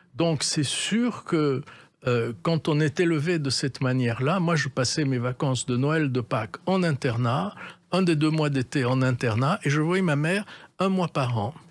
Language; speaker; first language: French; native; French